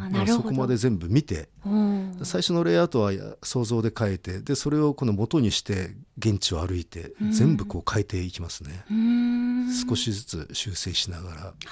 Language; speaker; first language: Japanese; native; Japanese